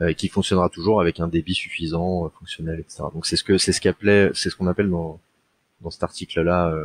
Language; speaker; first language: French; native; French